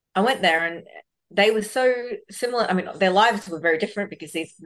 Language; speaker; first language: English; native; English